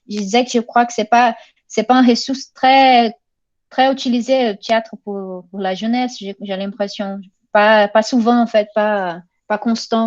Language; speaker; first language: French; non-native, fluent; Portuguese